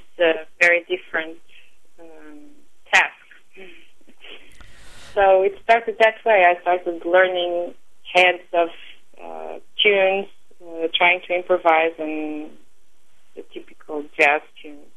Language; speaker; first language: English; non-native, fluent; Portuguese